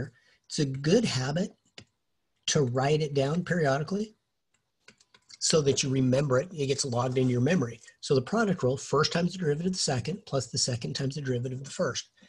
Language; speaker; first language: English; native; English